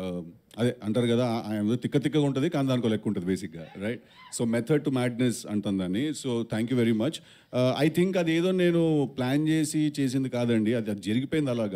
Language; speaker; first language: Telugu; native; Telugu